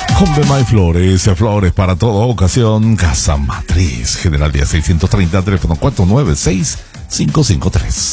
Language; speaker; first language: Spanish; native; Spanish